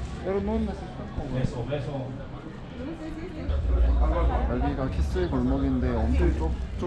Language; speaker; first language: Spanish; non-native, learner; Korean